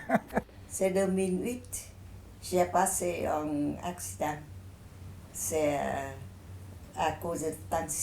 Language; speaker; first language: French; non-native, learner; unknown